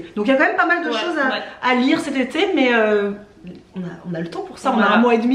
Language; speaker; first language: French; native; French